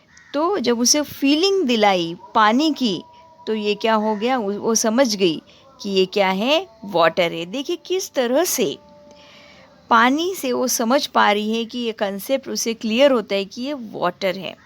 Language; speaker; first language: Hindi; native; Hindi